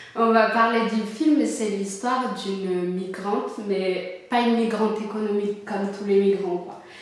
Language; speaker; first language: French; early bilingual, other home language; Amharic